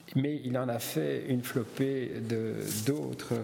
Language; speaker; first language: French; native; French